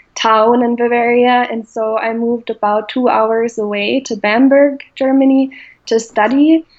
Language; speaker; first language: English; non-native, fluent; German